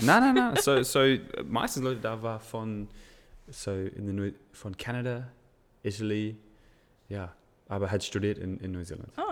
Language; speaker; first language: German; non-native, learner; English